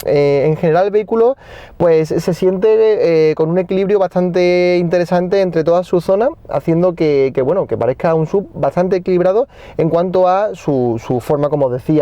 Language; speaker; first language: Spanish; native; Spanish